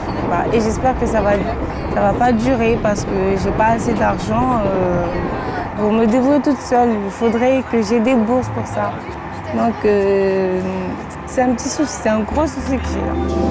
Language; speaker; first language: French; non-native, local second language; Comorian